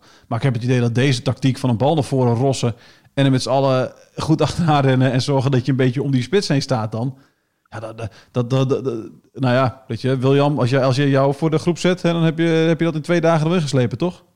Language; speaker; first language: Dutch; native; Dutch